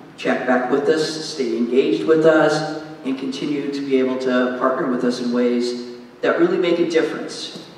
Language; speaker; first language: English; native; English